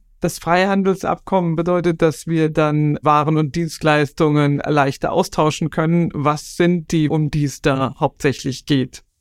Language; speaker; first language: German; native; German